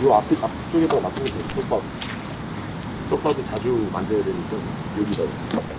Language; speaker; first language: Korean; native; Korean